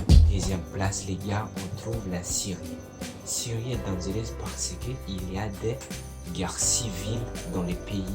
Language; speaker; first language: French; non-native, local second language; Malagasy